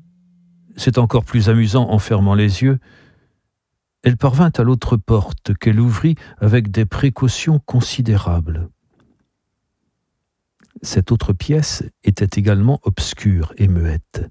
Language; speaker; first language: French; native; French